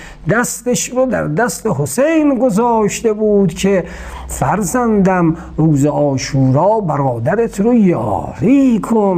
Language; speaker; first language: Persian; native; Persian